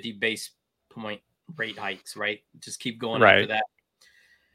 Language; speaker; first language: English; native; English